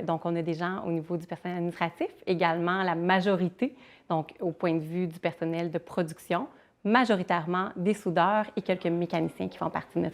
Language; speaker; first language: French; native; French